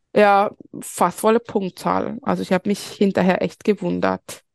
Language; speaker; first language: German; early bilingual, other home language; Spanish